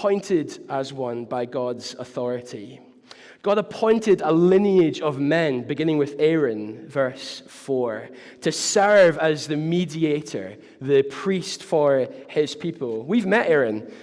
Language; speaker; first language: English; native; English